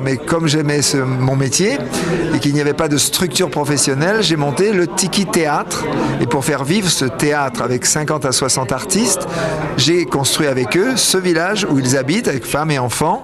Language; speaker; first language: French; native; French